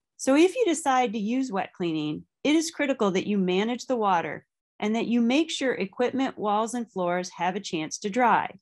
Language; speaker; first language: English; native; English